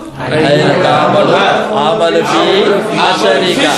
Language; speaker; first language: Arabic; non-native, learner; Tamil